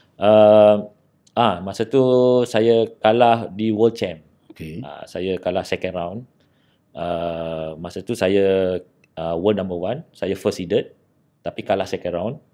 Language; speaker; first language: Malay; native; Malay